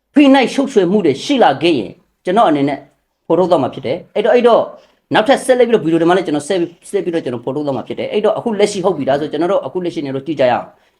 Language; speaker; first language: Burmese; non-native, local second language; Rohingya